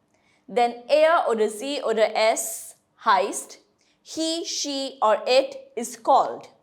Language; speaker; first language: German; non-native, fluent; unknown